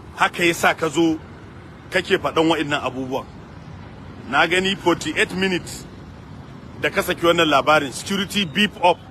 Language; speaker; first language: Hausa; native; Hausa